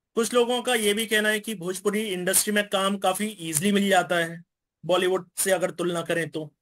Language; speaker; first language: Hindi; native; Hindi